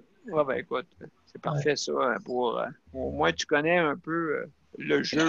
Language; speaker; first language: French; native; French